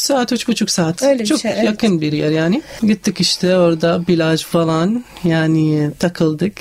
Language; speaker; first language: Turkish; non-native, fluent; Arabic